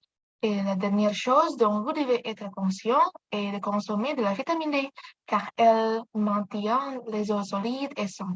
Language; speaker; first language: French; non-native, learner; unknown